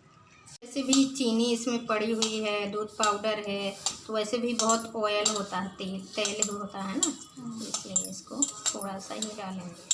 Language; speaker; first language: Hindi; native; Hindi